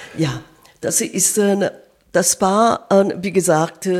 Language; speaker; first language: German; non-native, fluent; Korean